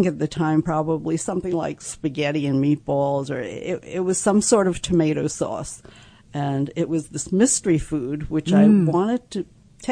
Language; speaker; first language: English; early bilingual, other home language; Cantonese